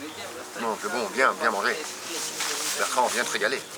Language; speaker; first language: French; native; French